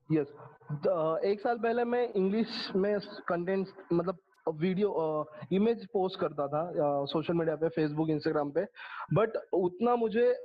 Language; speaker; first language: Hindi; non-native, local second language; Marathi